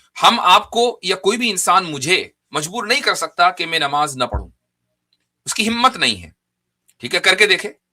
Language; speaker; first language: Urdu; native; Urdu